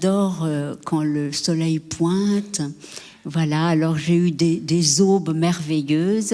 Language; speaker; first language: French; native; French